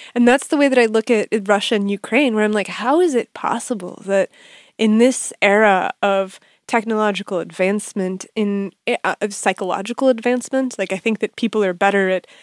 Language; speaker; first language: English; native; English